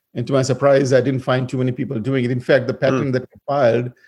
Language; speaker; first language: English; non-native, fluent; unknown